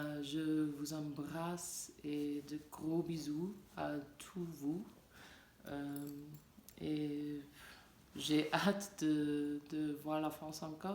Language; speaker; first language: French; non-native, learner; English